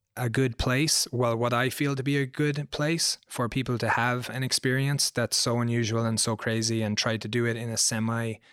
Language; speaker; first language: English; native; English